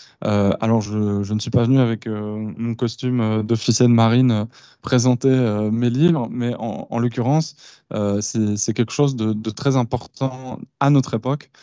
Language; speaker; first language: French; native; French